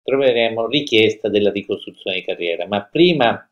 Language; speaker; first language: Italian; native; Italian